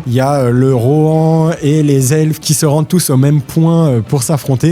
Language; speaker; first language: French; native; French